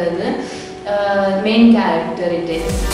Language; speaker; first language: Tamil; non-native, local second language; Telugu